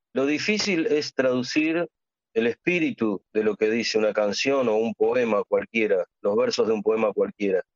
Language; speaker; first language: Spanish; native; Spanish